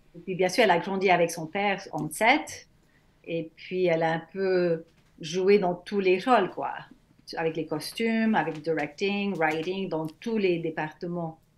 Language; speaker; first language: French; native; French